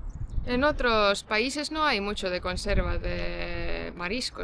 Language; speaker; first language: Spanish; non-native, fluent; Estonian